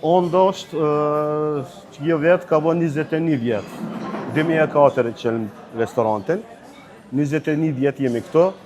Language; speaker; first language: Albanian; early bilingual, heritage; Turkish